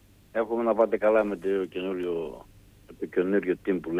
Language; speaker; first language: Greek; native; Greek